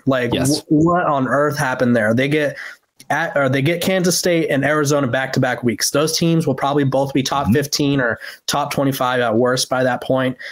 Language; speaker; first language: English; native; English